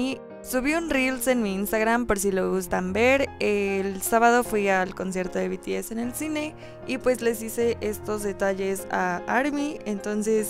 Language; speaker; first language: Spanish; native; Spanish